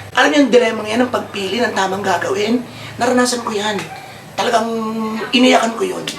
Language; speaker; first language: Filipino; native; Filipino